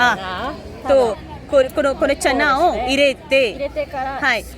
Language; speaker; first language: Japanese; non-native, learner; Marathi